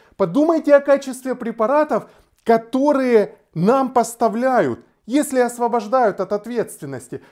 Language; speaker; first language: Russian; native; Russian